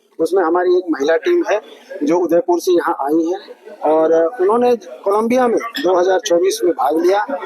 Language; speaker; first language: Hindi; native; Hindi